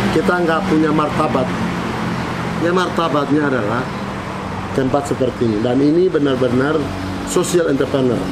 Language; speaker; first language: Indonesian; non-native, local second language; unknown